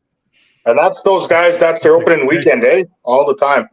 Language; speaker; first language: English; native; English